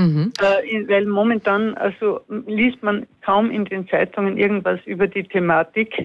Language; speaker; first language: German; native; German